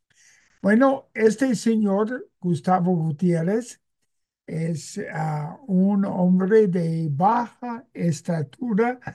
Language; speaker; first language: Spanish; non-native, fluent; English